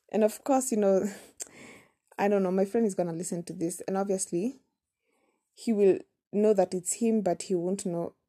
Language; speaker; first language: English; non-native, local second language; Kamba